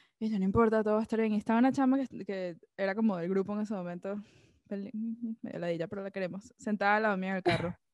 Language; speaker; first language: Spanish; native; Spanish